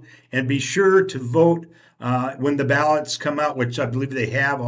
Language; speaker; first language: English; native; English